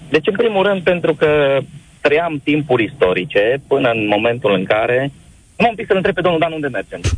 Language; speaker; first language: Romanian; native; Romanian